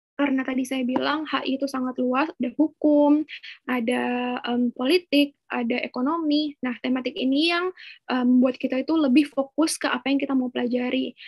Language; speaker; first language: Indonesian; native; Indonesian